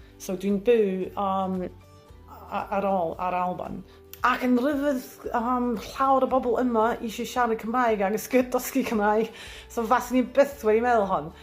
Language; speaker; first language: Welsh; non-native, learner; English